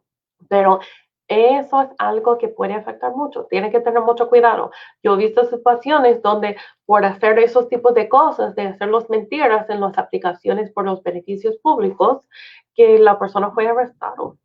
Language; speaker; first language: Spanish; non-native, fluent; English